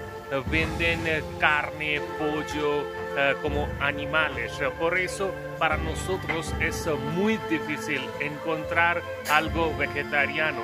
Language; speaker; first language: Spanish; non-native, fluent; Hindi